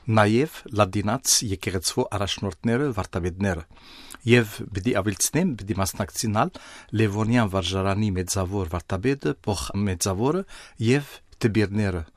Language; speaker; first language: Armenian; early bilingual, heritage; Armenian